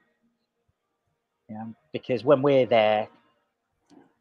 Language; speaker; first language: English; native; English